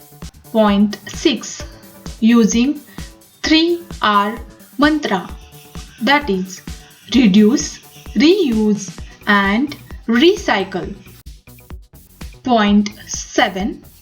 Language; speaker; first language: English; non-native, local second language; Marathi